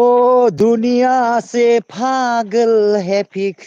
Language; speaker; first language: Hindi; non-native, local second language; Bodo